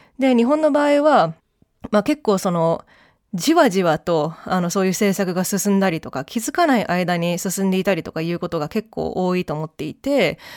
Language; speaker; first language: Japanese; early bilingual, heritage; Japanese